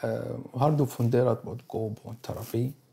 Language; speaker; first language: Swedish; non-native, learner; Arabic